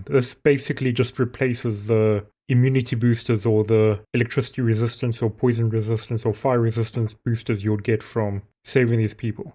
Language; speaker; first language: English; native; English